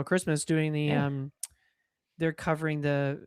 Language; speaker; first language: English; native; English